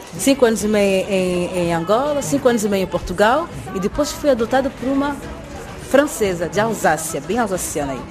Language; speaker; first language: Portuguese; native; Portuguese